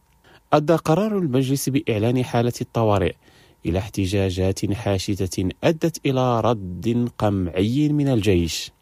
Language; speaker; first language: Arabic; non-native, fluent; Indonesian